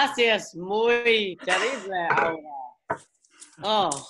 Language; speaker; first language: Spanish; non-native, learner; English